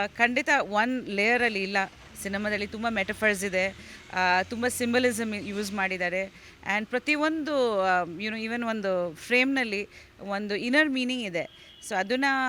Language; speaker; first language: Kannada; non-native, fluent; Bangla